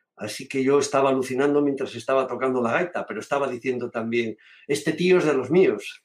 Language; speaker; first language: Spanish; native; Spanish